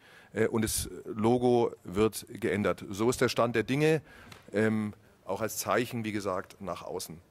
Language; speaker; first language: German; native; German